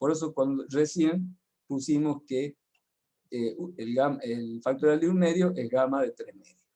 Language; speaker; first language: Spanish; native; Spanish